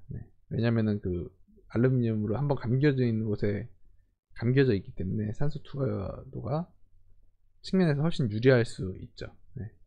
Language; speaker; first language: Korean; native; Korean